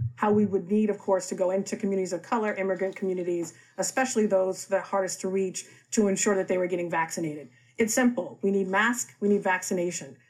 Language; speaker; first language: English; native; English